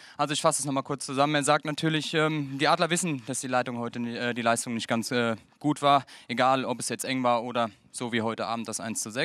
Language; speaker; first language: German; native; German